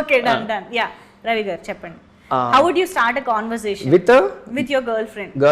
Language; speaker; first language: Telugu; native; Telugu